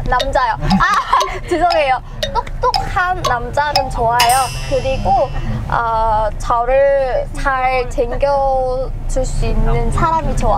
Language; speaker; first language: Korean; non-native, learner; Vietnamese